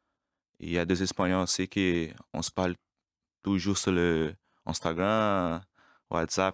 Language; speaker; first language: French; non-native, learner; Portuguese